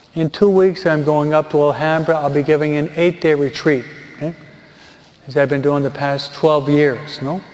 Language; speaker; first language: English; native; English